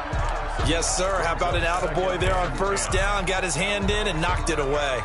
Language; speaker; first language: English; native; English